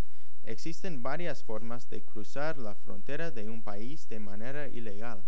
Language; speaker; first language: Spanish; non-native, learner; English